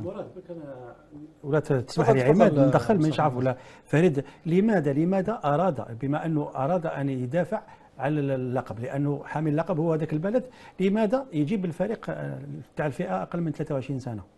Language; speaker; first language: Arabic; native; Arabic